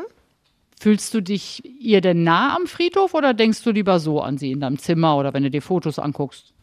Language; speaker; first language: German; native; German